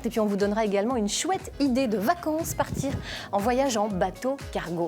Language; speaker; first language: French; native; French